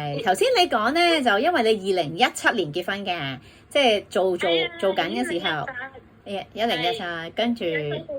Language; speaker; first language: Cantonese; native; Cantonese